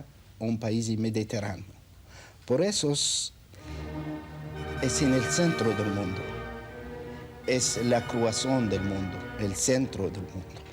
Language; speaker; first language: Spanish; non-native, fluent; Arabic